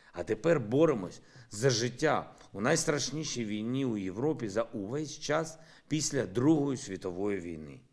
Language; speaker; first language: Ukrainian; non-native, local second language; Russian